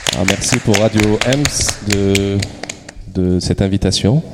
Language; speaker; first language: French; non-native, local second language; Arabic